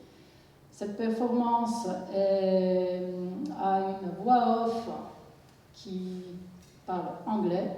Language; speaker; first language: French; non-native, fluent; Italian